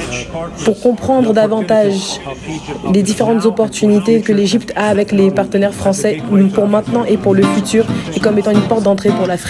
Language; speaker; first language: French; non-native, fluent; Arabic